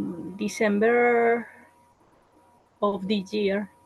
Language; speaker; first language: English; non-native, learner; Spanish